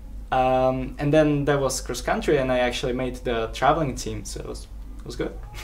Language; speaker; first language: English; non-native, fluent; Czech